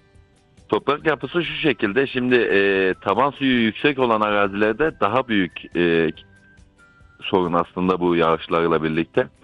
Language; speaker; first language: Turkish; native; Turkish